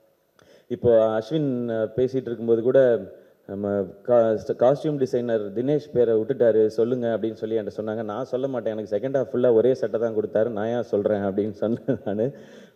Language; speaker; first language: Tamil; native; Tamil